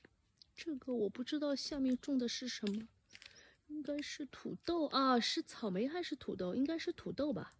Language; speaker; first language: Chinese; native; Chinese